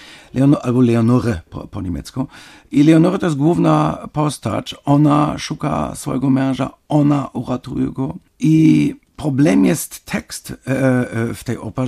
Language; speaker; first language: Polish; non-native, fluent; German